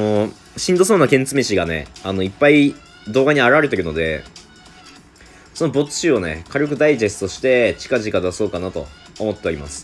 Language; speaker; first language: Japanese; native; Japanese